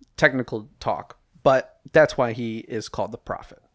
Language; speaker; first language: English; native; English